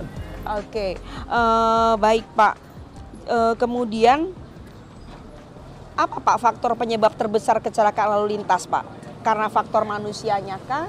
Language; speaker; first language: Indonesian; native; Indonesian